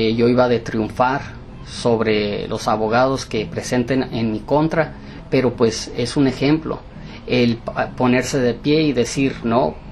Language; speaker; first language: Spanish; early bilingual, heritage; Spanish